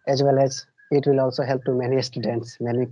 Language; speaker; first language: English; non-native, learner; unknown